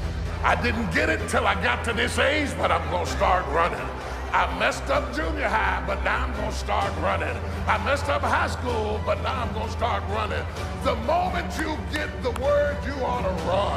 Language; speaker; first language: English; native; English